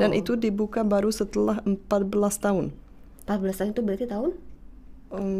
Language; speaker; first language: Indonesian; non-native, fluent; Czech